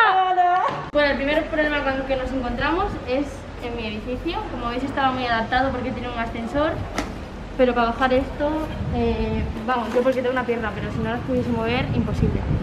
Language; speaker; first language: Spanish; native; Spanish